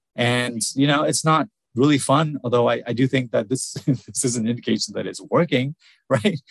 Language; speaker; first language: English; early bilingual, other home language; Vietnamese